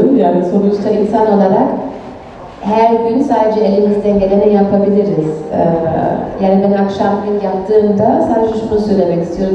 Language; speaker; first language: Turkish; non-native, fluent; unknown